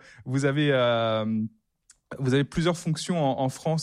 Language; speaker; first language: French; native; French